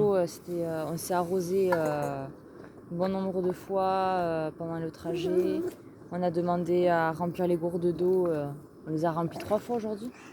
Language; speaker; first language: French; native; French